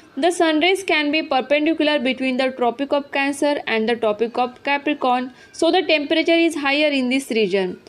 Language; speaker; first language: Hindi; non-native, local second language; Marathi